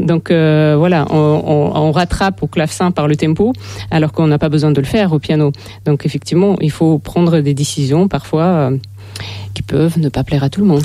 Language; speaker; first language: French; non-native, fluent; Russian